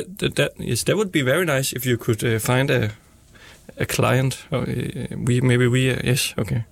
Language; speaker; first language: English; non-native, learner; Danish